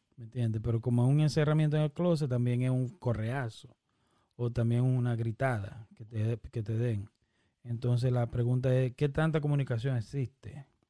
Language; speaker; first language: Spanish; early bilingual, heritage; Spanish